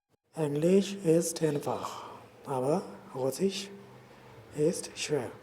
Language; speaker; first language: German; non-native, learner; Urdu